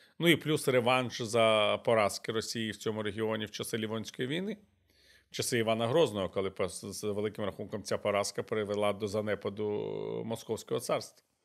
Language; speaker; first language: Ukrainian; native; Ukrainian